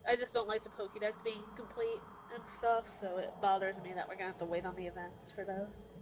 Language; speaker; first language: English; native; English